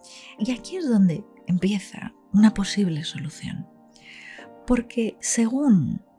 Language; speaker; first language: Spanish; native; Spanish